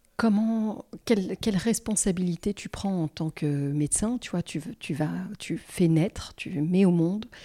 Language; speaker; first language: French; native; French